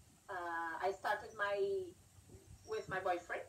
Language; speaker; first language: English; non-native, learner; Portuguese